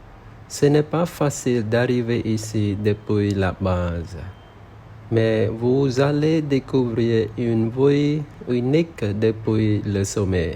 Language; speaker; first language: French; non-native, learner; Khmer